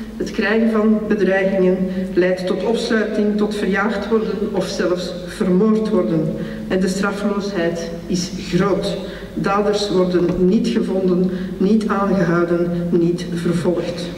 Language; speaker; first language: Dutch; native; Dutch